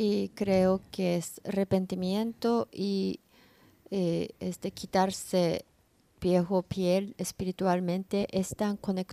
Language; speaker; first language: Spanish; non-native, learner; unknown